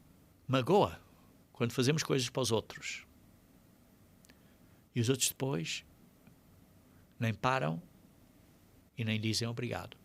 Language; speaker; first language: Portuguese; native; Portuguese